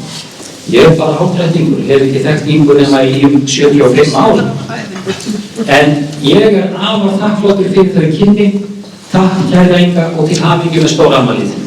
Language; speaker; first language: Icelandic; native; Icelandic